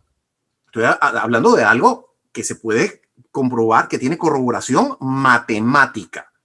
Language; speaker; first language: Spanish; native; Spanish